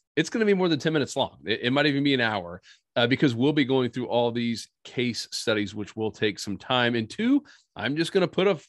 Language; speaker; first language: English; native; English